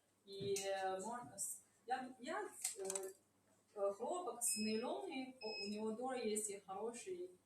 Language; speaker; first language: Russian; non-native, learner; Chinese